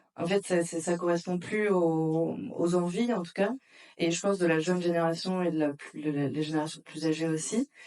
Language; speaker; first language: French; native; French